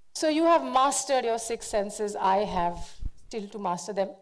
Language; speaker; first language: English; non-native, local second language; Hindi